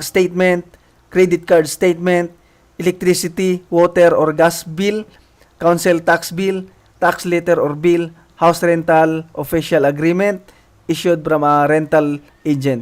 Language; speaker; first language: English; non-native, local second language; Filipino